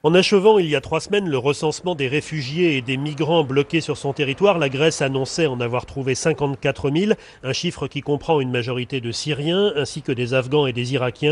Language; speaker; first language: French; native; French